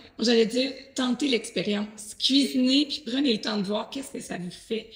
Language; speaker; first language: French; native; French